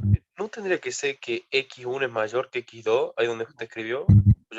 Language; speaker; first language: Spanish; native; Spanish